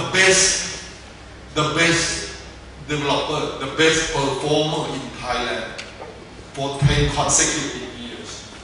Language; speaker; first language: English; non-native, fluent; Thai